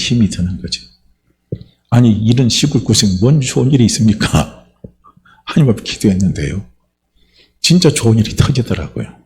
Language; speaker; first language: Korean; native; Korean